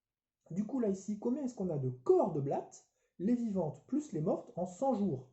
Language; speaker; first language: French; native; French